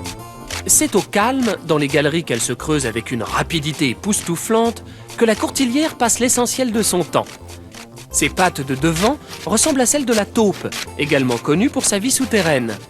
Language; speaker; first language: French; native; French